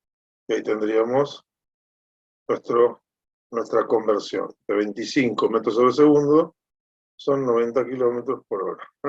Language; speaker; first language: Spanish; native; Spanish